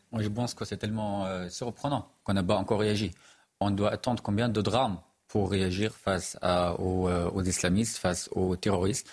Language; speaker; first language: French; non-native, fluent; Arabic